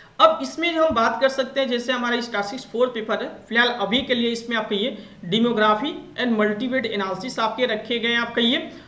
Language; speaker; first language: Hindi; native; Hindi